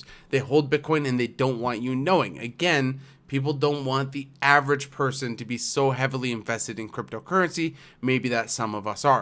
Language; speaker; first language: English; native; English